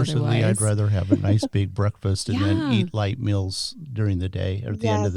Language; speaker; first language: English; native; English